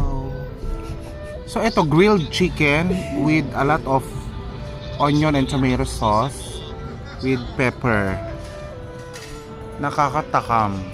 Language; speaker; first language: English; non-native, local second language; Filipino